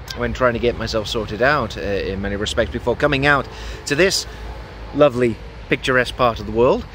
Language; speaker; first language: English; native; English